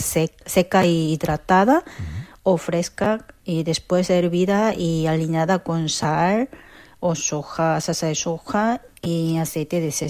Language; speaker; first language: Spanish; non-native, fluent; Korean